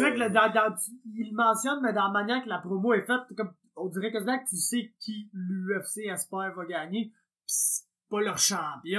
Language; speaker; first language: French; native; French